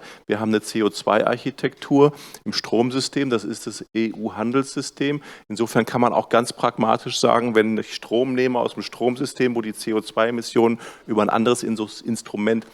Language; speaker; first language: German; native; German